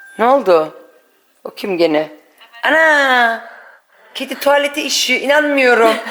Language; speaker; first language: Turkish; early bilingual, heritage; Turkish